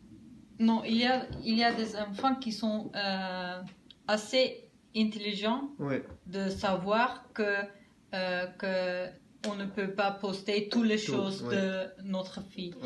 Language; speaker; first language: French; non-native, learner; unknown